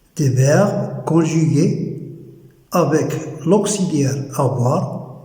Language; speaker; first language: French; non-native, local second language; Arabic